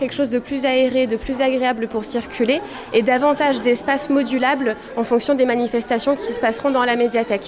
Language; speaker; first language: French; native; French